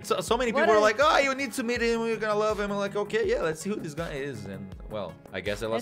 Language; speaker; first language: English; non-native, fluent; Portuguese